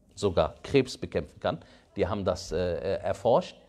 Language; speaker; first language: German; early bilingual, other home language; Arabic